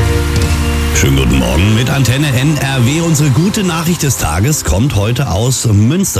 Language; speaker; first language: German; native; German